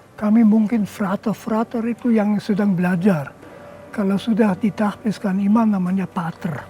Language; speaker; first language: Indonesian; non-native, fluent; German